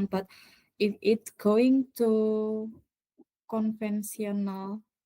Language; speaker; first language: English; non-native, learner; Indonesian